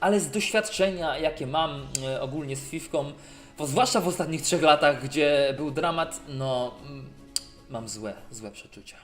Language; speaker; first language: Polish; native; Polish